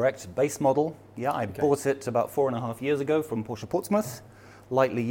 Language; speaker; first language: English; native; English